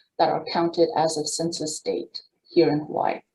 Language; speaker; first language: English; native; English